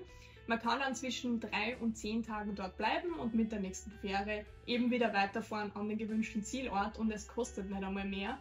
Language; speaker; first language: German; native; German